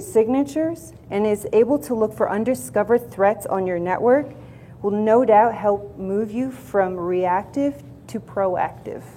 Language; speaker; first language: English; native; English